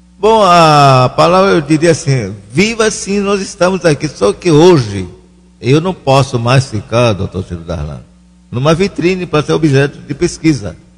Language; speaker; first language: Portuguese; non-native, local second language; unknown